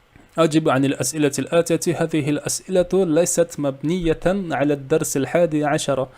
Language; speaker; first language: Arabic; non-native, fluent; Kazakh